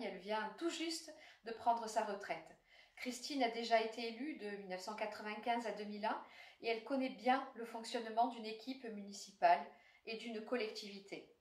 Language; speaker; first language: French; native; French